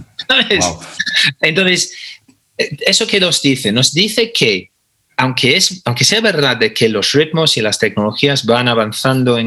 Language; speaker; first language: Spanish; non-native, fluent; English